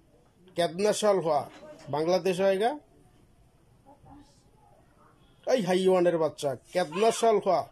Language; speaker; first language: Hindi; non-native, learner; Bangla